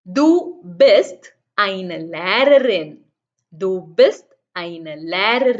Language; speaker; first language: German; non-native, fluent; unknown